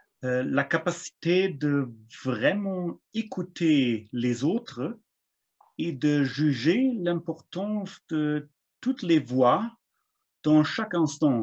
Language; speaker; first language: French; non-native, fluent; German